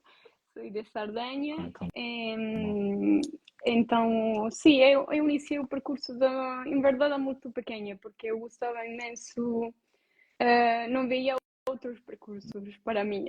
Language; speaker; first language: Portuguese; non-native, learner; Italian